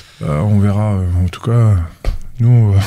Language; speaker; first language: French; native; French